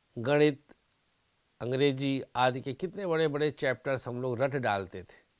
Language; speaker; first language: Hindi; native; Hindi